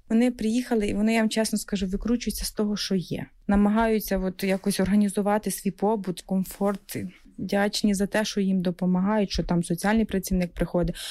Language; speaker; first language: Ukrainian; native; Ukrainian